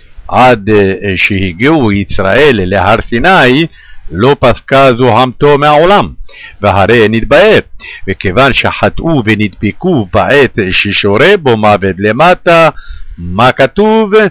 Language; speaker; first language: Hebrew; native; Hebrew